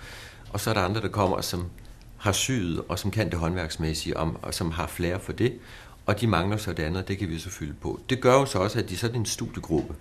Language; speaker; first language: Danish; native; Danish